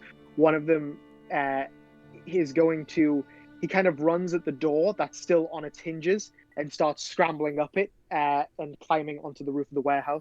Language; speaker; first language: English; native; English